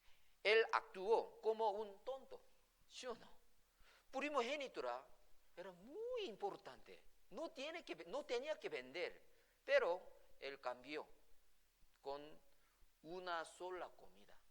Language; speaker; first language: Spanish; non-native, fluent; Korean